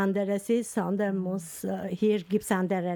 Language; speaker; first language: German; non-native, learner; Albanian